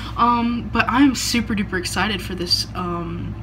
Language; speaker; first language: English; native; English